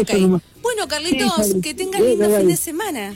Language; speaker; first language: Spanish; native; Spanish